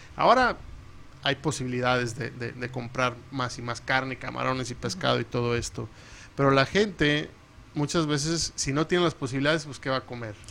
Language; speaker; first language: Spanish; early bilingual, heritage; Spanish